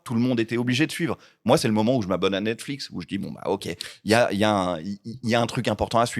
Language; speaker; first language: French; native; French